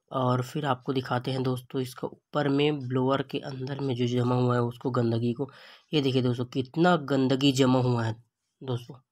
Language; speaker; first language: Hindi; native; Hindi